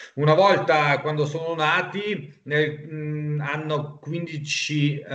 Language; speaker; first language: Italian; non-native, local second language; German